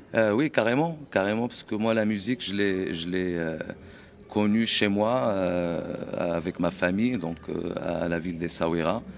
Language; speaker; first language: French; non-native, local second language; Arabic